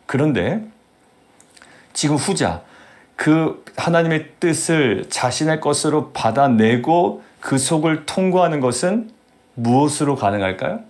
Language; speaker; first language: Korean; native; Korean